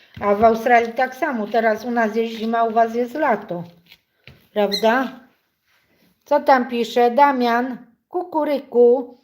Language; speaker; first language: Polish; native; Polish